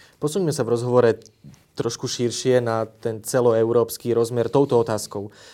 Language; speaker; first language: Slovak; native; Slovak